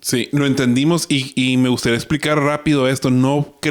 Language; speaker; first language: Spanish; native; Spanish